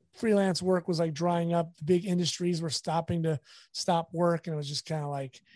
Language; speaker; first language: English; native; English